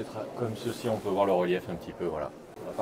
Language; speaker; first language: French; native; French